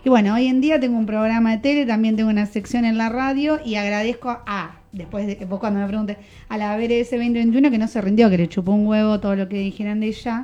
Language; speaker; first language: Spanish; native; Spanish